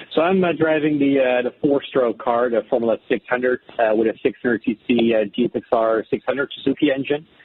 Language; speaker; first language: English; non-native, fluent; Dutch